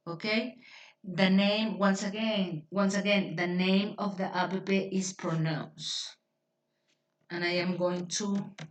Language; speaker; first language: English; non-native, fluent; Spanish